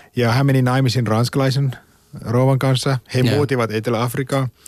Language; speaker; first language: Finnish; non-native, fluent; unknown